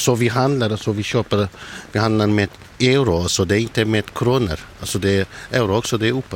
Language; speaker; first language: Swedish; non-native, learner; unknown